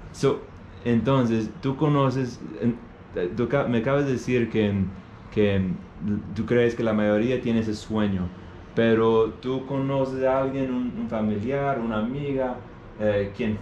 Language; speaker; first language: Spanish; non-native, learner; English